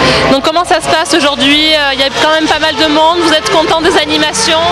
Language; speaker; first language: French; native; French